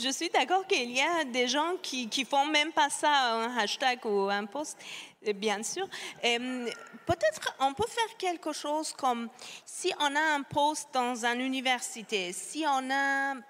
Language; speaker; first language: French; non-native, fluent; Persian